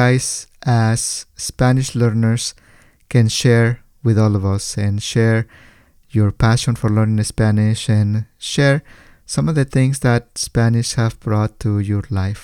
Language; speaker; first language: English; non-native, fluent; Spanish